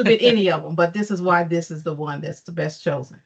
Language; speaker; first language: English; native; English